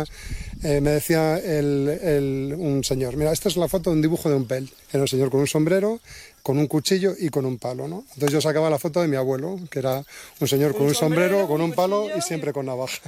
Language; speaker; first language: Spanish; native; Spanish